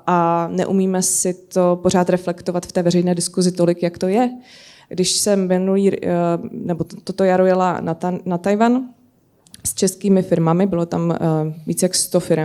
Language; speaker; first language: Czech; native; Czech